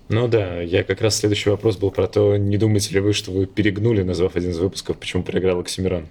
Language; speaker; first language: Russian; native; Russian